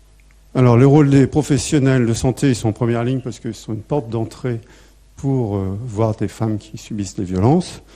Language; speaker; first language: French; native; French